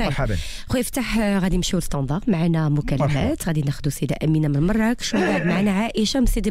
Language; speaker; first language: Arabic; native; Arabic